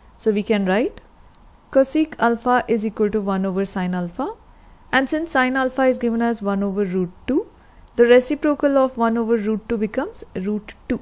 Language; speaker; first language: English; non-native, local second language; Hindi